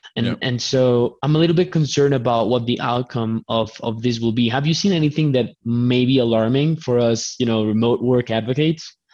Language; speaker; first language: English; non-native, fluent; Spanish